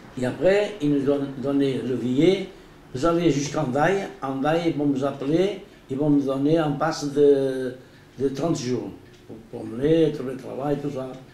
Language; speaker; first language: French; non-native, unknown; Portuguese